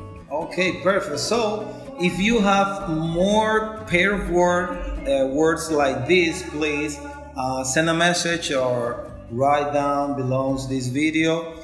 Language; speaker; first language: English; non-native, fluent; Spanish